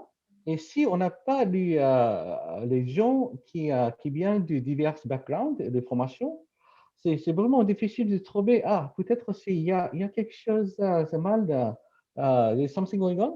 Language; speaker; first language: French; non-native, fluent; Japanese